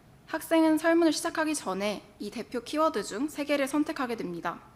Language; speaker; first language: Korean; native; Korean